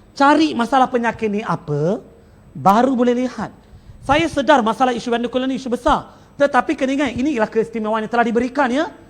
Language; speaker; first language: Malay; non-native, local second language; Tamil